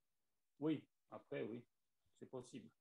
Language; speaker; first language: French; non-native, learner; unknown